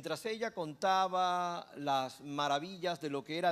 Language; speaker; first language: Spanish; native; Spanish